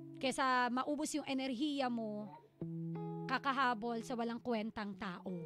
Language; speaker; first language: Filipino; native; Filipino